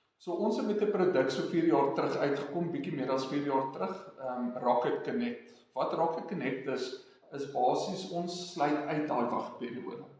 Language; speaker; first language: Afrikaans; non-native, local second language; English